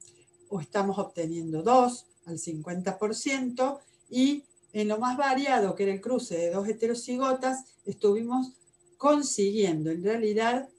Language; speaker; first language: Spanish; native; Spanish